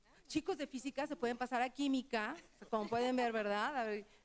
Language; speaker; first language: Spanish; native; Spanish